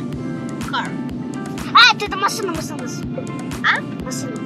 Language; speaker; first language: Russian; non-native, local second language; Kazakh